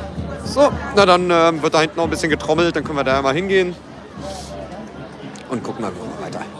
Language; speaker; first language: German; native; German